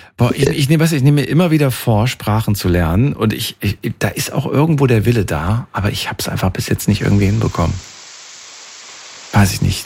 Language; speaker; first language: German; native; German